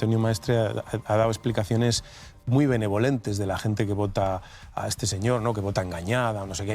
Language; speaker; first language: Spanish; native; Spanish